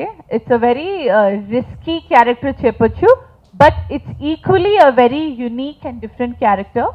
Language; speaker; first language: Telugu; non-native, fluent; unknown